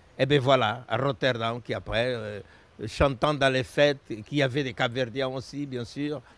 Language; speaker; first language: French; non-native, fluent; Portuguese